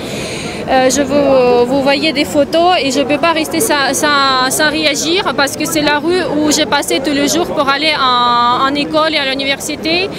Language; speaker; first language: French; non-native, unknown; Russian